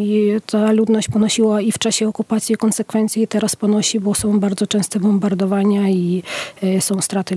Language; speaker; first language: Polish; non-native, fluent; Ukrainian